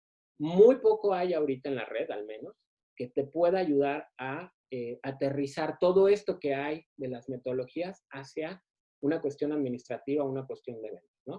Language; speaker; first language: Spanish; native; Spanish